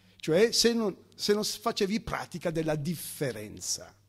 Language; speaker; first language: Italian; native; Italian